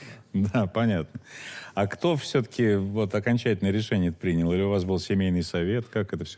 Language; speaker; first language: Russian; native; Russian